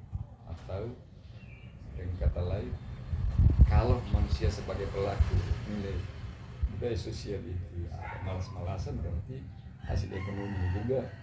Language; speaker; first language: Indonesian; non-native, local second language; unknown